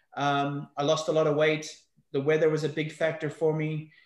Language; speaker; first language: English; native; English